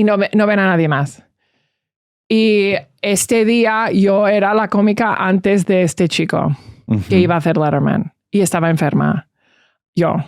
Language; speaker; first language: Spanish; early bilingual, heritage; English